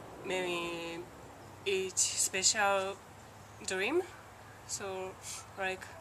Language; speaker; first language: English; non-native, learner; Japanese